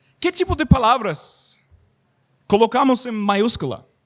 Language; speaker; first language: Portuguese; non-native, learner; English